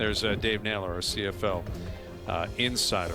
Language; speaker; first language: English; native; English